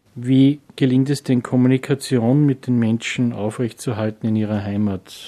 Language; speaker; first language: German; native; German